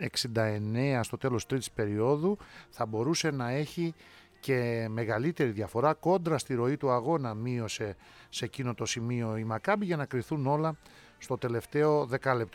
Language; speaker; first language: Greek; native; Greek